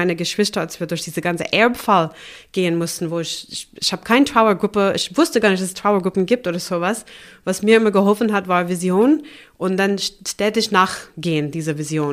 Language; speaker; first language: German; non-native, fluent; English